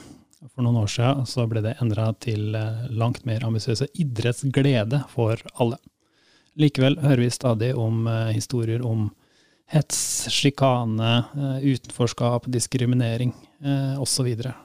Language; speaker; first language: Norwegian; native; Norwegian